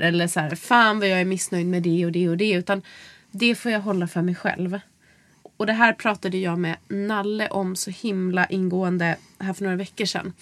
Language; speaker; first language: Swedish; native; Swedish